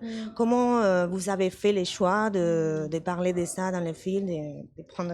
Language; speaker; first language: French; non-native, learner; Spanish